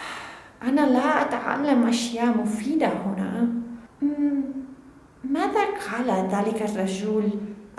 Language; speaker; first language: Arabic; non-native, learner; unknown